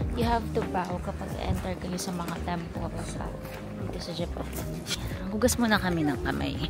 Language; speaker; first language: Filipino; native; Filipino